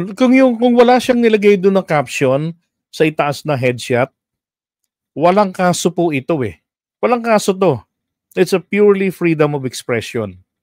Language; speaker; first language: Filipino; native; Filipino